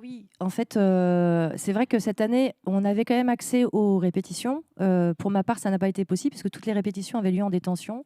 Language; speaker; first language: French; native; French